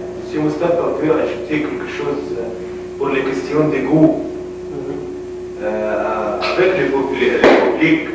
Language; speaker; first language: French; non-native, local second language; Arabic